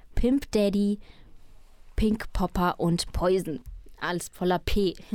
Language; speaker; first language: German; early bilingual, other home language; Spanish